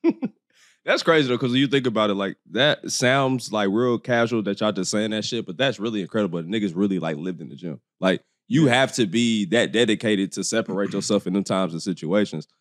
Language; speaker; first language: English; native; English